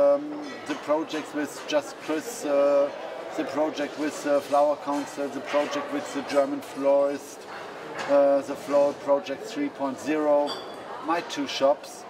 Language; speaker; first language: English; non-native, fluent; German